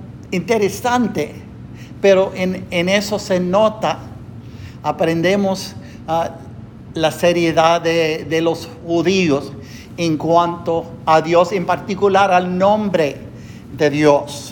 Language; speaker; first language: Spanish; non-native, fluent; English